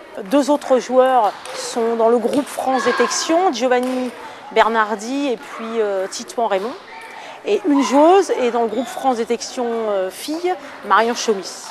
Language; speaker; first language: French; native; French